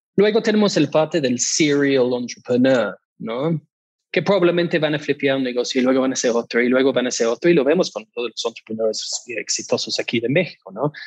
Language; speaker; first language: Spanish; non-native, fluent; English